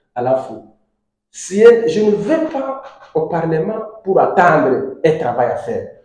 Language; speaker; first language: French; non-native, local second language; Swahili